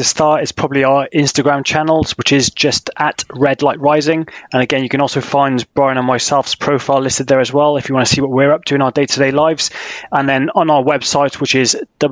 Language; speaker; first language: English; native; English